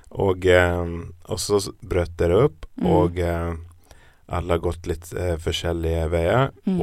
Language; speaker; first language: Norwegian; native; Norwegian